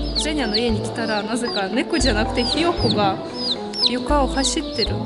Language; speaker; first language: Japanese; non-native, fluent; Russian